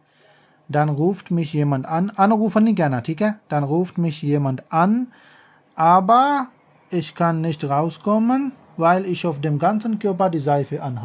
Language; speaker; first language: German; non-native, learner; Urdu